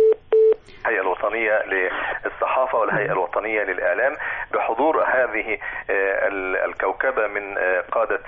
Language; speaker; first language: Arabic; native; Arabic